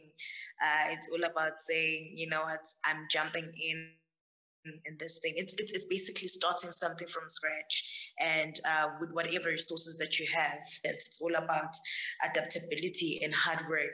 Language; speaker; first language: English; non-native, local second language; Zulu